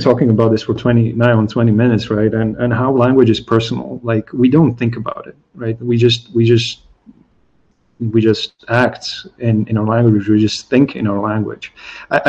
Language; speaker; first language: English; non-native, fluent; Slovak